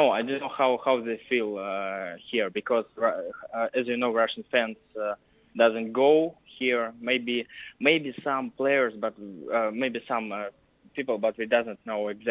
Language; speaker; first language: English; non-native, learner; Russian